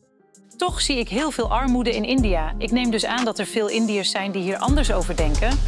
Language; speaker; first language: Dutch; native; Dutch